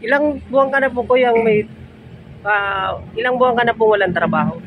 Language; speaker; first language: Filipino; native; Filipino